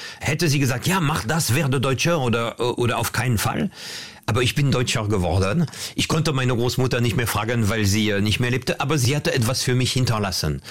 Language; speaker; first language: German; non-native, fluent; French